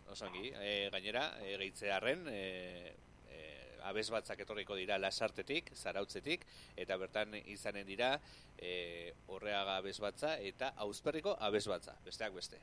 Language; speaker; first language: Basque; native; Basque